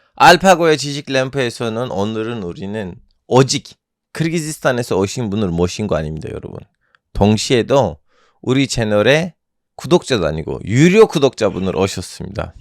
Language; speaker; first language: Korean; non-native, fluent; Turkish